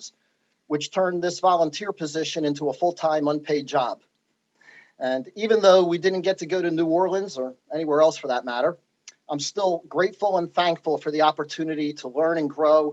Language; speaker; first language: English; native; English